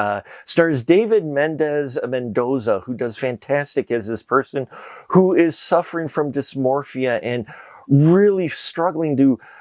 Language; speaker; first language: English; native; English